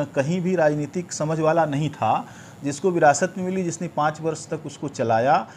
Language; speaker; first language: Hindi; native; Hindi